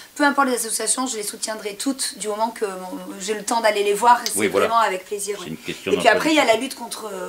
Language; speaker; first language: French; native; French